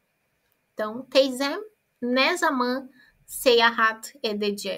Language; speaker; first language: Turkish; non-native, fluent; Portuguese